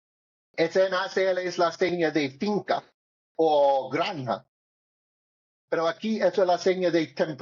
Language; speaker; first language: Spanish; non-native, learner; English